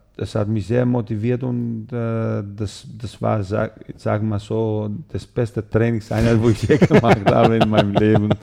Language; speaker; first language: German; non-native, fluent; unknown